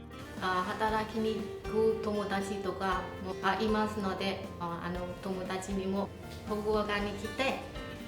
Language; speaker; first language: Japanese; non-native, learner; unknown